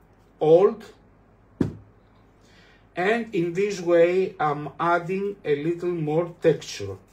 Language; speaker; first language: English; non-native, fluent; Greek